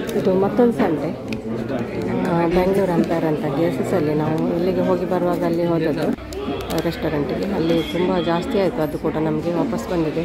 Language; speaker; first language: Kannada; non-native, local second language; Tulu